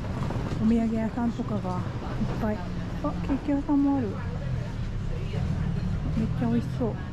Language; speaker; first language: Japanese; native; Japanese